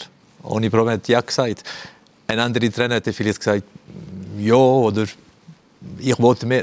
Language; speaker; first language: German; non-native, fluent; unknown